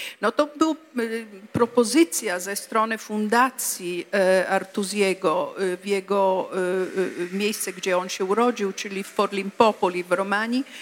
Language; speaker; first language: Polish; non-native, fluent; Italian